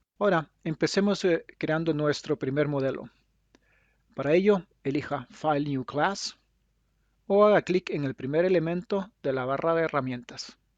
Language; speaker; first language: Spanish; non-native, fluent; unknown